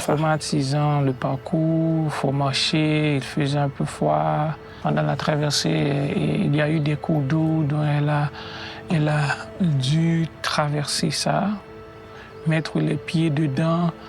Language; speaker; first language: French; non-native, local second language; Haitian Creole